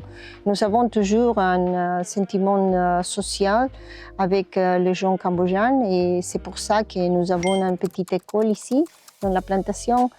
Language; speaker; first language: French; non-native, learner; Spanish